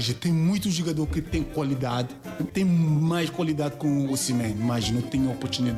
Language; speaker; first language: Portuguese; non-native, learner; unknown